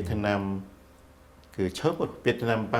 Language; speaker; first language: Korean; non-native, fluent; Vietnamese